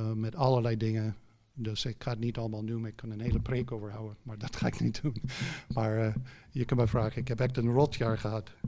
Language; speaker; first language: Dutch; non-native, fluent; English